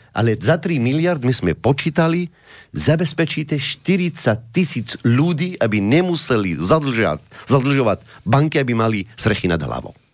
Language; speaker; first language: Slovak; non-native, fluent; Arabic